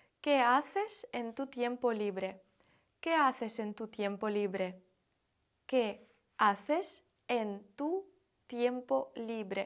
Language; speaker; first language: Spanish; non-native, fluent; Ukrainian